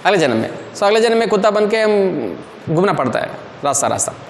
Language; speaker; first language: Hindi; non-native, local second language; Kannada